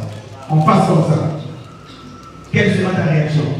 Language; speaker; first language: French; non-native, local second language; Lingala